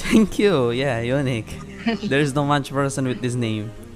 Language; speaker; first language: English; non-native, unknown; Indonesian